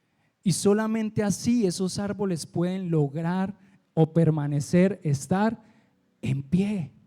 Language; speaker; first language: Spanish; native; Spanish